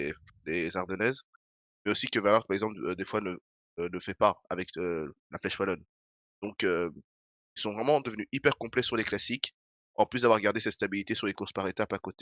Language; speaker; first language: French; native; French